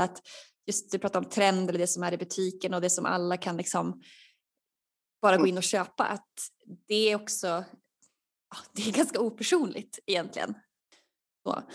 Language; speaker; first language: Swedish; native; Swedish